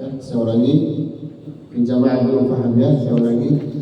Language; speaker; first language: Indonesian; non-native, learner; Arabic